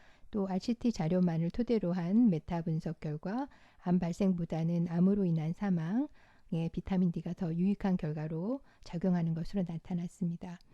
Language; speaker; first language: Korean; native; Korean